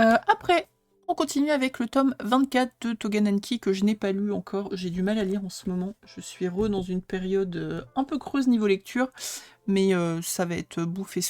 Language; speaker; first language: French; native; French